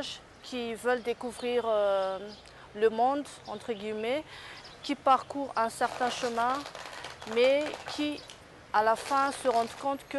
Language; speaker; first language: French; non-native, local second language; Malagasy